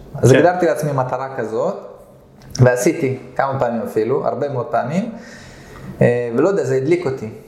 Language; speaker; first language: Hebrew; early bilingual, other home language; Russian